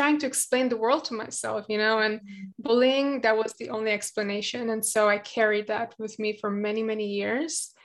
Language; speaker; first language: English; non-native, fluent; German